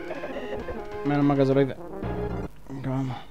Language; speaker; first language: Spanish; native; Spanish